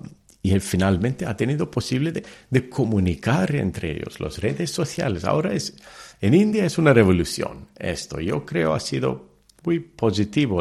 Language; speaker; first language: Spanish; early bilingual, heritage; Telugu